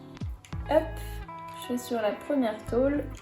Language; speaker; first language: French; native; French